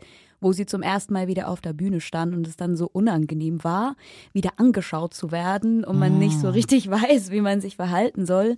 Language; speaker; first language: German; native; German